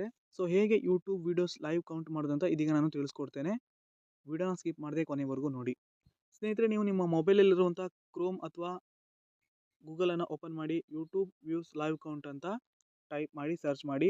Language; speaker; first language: Kannada; native; Kannada